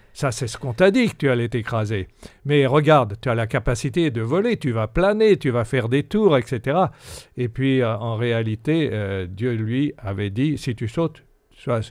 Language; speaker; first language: French; native; French